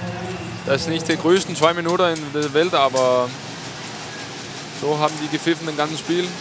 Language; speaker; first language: German; non-native, fluent; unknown